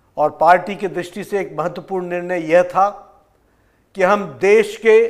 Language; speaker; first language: Hindi; native; Hindi